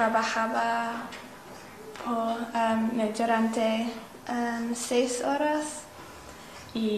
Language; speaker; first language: Spanish; non-native, learner; English